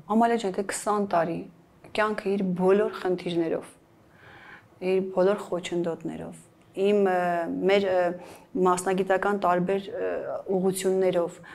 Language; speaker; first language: Armenian; native; Armenian